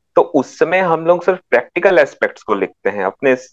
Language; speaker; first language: Hindi; native; Hindi